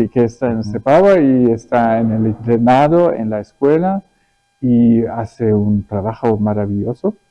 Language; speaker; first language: Spanish; early bilingual, other home language; German